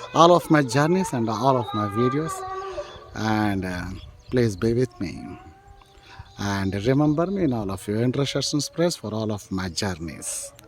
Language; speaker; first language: English; non-native, local second language; Telugu